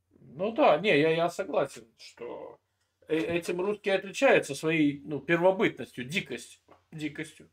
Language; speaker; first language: Russian; native; Russian